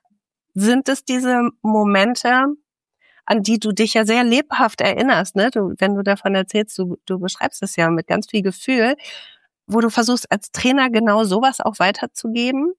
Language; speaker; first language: German; native; German